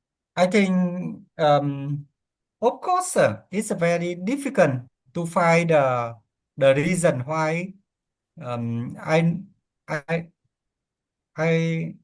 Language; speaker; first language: English; non-native, learner; Vietnamese